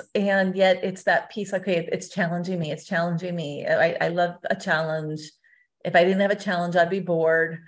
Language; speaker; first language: English; native; English